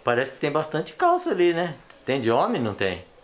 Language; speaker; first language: Portuguese; native; Portuguese